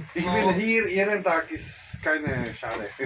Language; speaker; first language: German; non-native, learner; Slovak